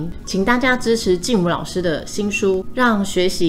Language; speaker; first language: Chinese; native; Chinese